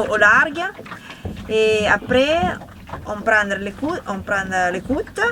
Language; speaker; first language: French; non-native, learner; Italian